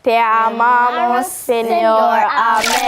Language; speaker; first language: Spanish; non-native, learner; English